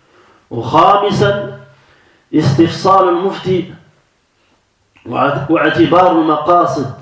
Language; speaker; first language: Arabic; non-native, fluent; French